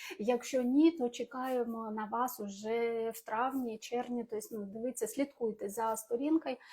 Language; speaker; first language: Ukrainian; non-native, local second language; Russian